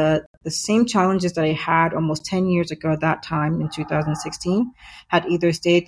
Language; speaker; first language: English; native; English